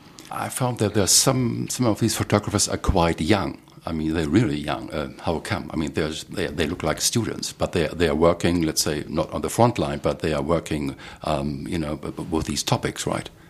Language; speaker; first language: English; non-native, fluent; German